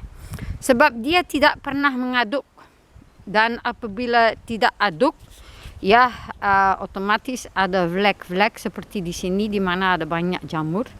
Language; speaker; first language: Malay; non-native, fluent; Dutch